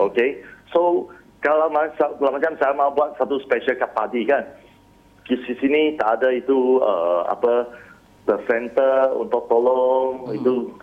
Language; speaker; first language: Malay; non-native, local second language; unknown